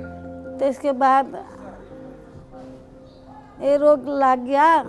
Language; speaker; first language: Hindi; non-native, learner; Maithili